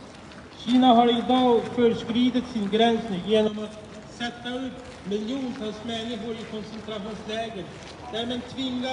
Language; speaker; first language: Swedish; non-native, fluent; Uyghur